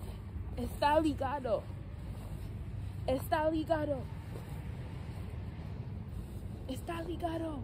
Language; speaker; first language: Portuguese; non-native, learner; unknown